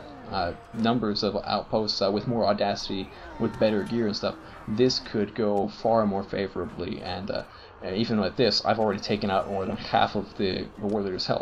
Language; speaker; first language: English; native; English